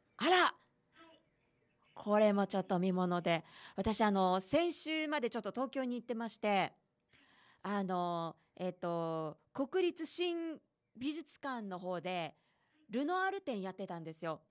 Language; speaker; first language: Japanese; native; Japanese